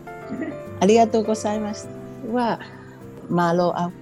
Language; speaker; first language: Japanese; non-native, learner; Tongan